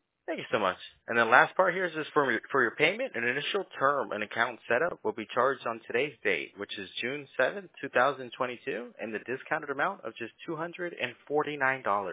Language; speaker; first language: English; early bilingual, other home language; Spanish